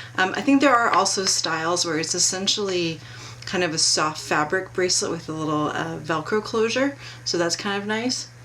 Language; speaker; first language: English; native; English